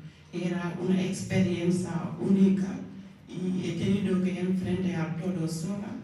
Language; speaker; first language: Spanish; non-native, local second language; Wolof